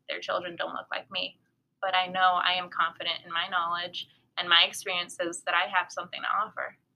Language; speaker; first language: English; early bilingual, other home language; Spanish